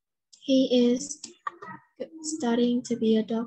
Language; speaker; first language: English; non-native, learner; Vietnamese